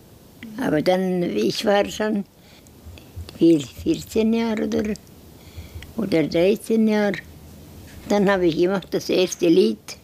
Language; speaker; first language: German; non-native, learner; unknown